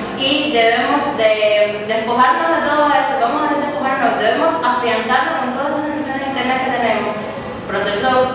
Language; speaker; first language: Spanish; native; Spanish